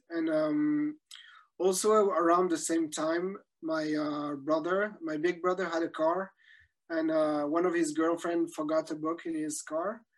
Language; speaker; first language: English; non-native, fluent; French